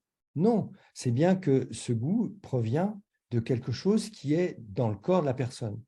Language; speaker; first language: French; native; French